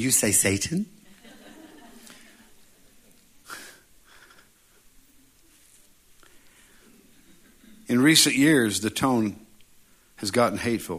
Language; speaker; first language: English; native; English